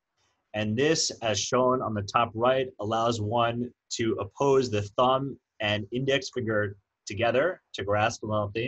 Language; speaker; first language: English; native; English